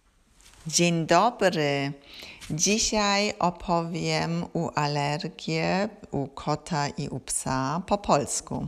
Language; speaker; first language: Polish; non-native, learner; German